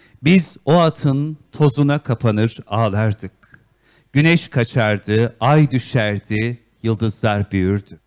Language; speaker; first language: Turkish; native; Turkish